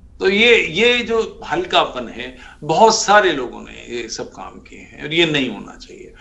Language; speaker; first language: Urdu; native; Urdu